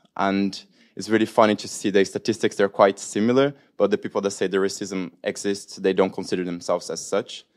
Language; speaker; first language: English; non-native, fluent; Portuguese